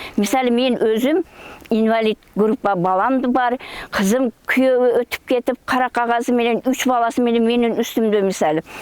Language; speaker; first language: Kyrgyz; early bilingual, heritage; Kyrgyz